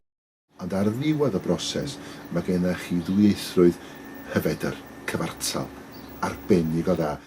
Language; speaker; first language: Welsh; native; Welsh